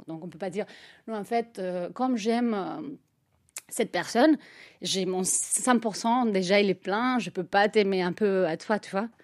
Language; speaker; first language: French; non-native, fluent; Spanish